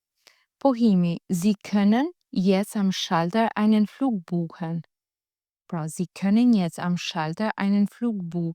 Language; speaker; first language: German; non-native, fluent; Albanian